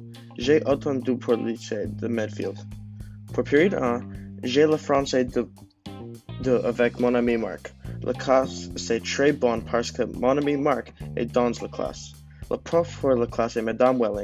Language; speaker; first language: French; non-native, learner; English